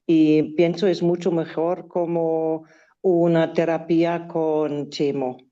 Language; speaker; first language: Spanish; non-native, learner; German